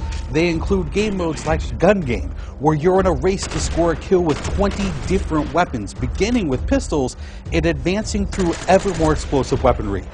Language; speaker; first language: English; native; English